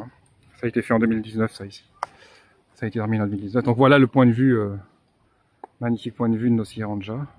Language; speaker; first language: French; native; French